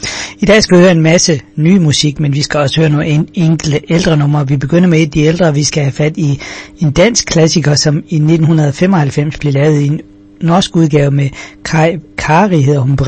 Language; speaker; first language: Danish; native; Danish